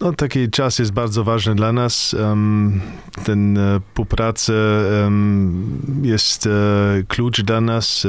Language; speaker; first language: Polish; non-native, learner; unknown